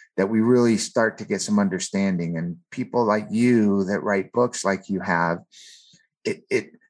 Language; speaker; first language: English; native; English